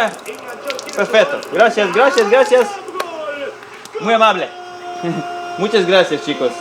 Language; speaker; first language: Spanish; non-native, learner; Serbian